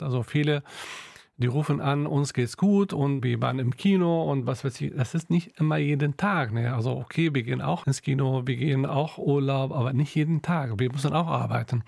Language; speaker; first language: German; non-native, local second language; Arabic